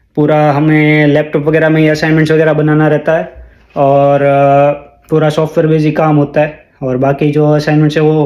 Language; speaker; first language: Hindi; non-native, local second language; Gujarati